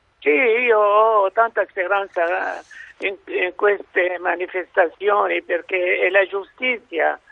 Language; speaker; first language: Italian; non-native, fluent; Arabic